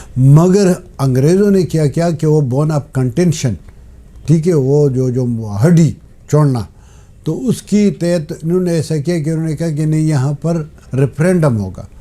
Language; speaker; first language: Urdu; non-native, local second language; Pashto